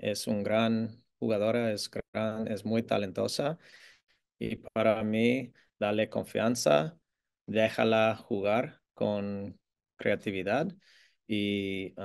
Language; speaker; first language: Spanish; non-native, fluent; English